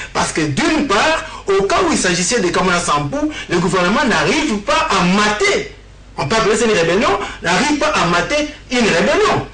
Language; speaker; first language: French; non-native, local second language; Lingala